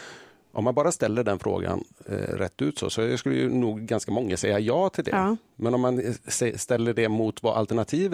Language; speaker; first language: Swedish; native; Swedish